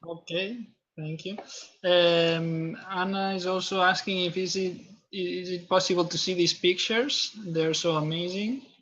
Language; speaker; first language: English; non-native, fluent; Catalan